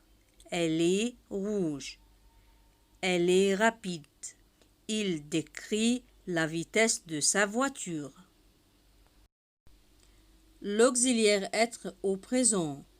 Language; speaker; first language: French; non-native, fluent; Arabic